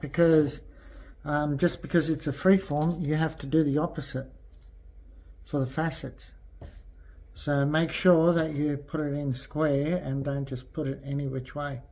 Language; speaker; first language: English; native; English